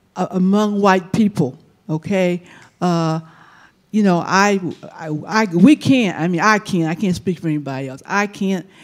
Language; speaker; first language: English; native; English